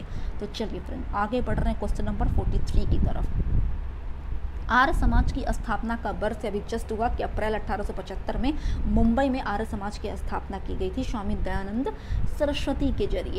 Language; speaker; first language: Hindi; native; Hindi